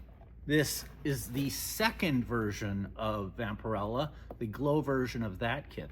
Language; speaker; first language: English; native; English